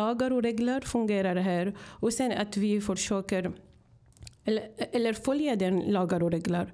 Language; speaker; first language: Swedish; non-native, fluent; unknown